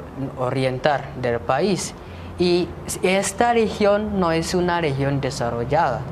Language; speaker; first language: Spanish; non-native, fluent; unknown